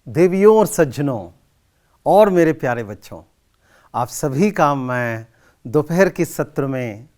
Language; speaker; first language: Hindi; non-native, local second language; Kannada